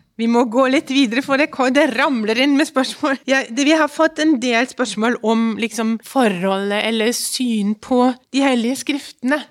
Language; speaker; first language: Norwegian; native; Norwegian